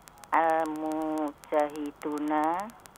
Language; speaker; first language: Arabic; non-native, learner; Indonesian